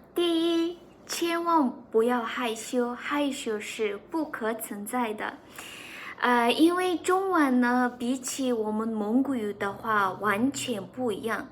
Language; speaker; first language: Chinese; non-native, fluent; Mongolian